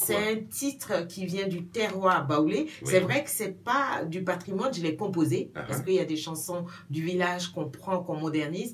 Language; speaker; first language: French; non-native, local second language; Baoulé